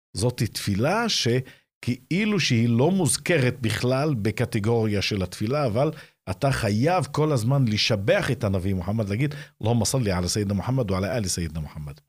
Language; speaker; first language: Hebrew; non-native, local second language; Arabic